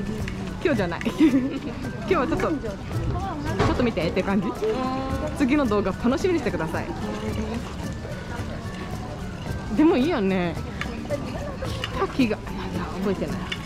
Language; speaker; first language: Japanese; non-native, fluent; Portuguese